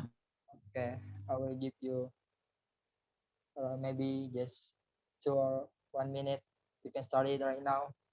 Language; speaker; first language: English; non-native, learner; Indonesian